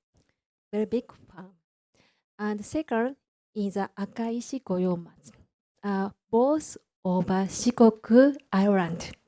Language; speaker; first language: English; non-native, learner; Japanese